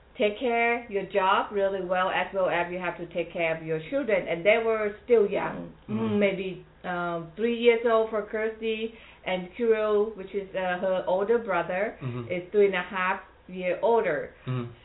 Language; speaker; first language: English; non-native, fluent; Thai